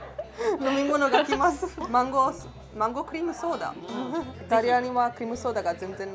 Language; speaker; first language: Japanese; non-native, fluent; Italian